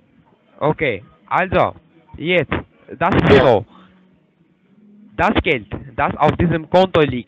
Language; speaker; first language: German; non-native, fluent; Turkish